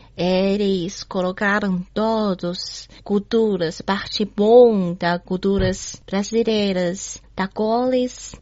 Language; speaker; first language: Portuguese; non-native, learner; Chinese